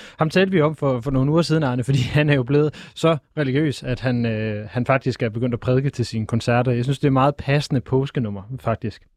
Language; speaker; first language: Danish; native; Danish